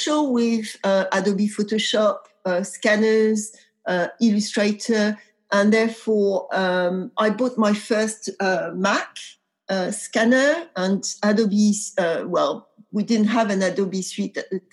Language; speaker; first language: English; non-native, fluent; French